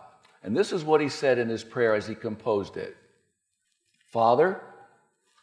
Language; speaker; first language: English; native; English